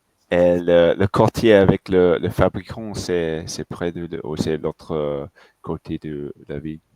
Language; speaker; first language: French; non-native, fluent; English